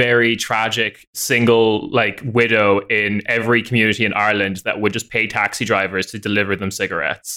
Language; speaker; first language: English; native; English